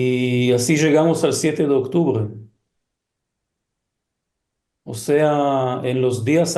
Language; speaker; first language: Spanish; early bilingual, heritage; Hebrew